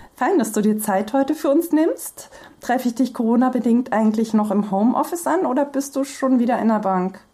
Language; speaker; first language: German; native; German